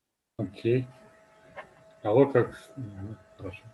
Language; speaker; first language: Russian; native; Russian